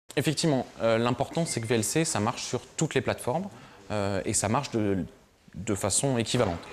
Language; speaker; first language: French; native; French